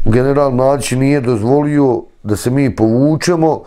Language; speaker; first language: Serbian; native; Serbian